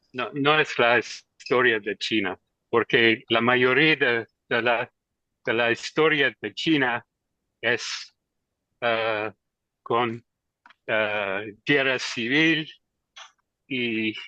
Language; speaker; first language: Spanish; non-native, learner; English